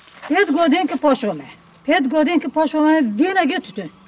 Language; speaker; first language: Bulgarian; non-native, local second language; Turkish